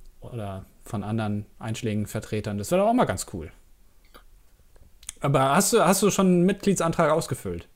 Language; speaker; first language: German; native; German